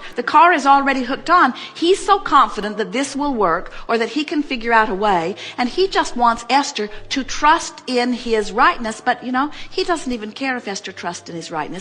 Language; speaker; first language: English; native; English